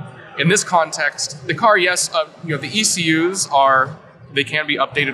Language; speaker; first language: English; native; English